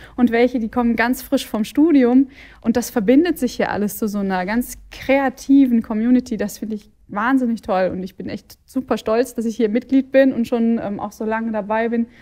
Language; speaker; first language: German; native; German